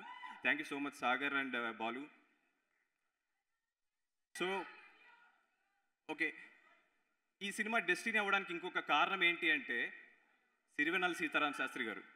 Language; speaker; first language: Telugu; native; Telugu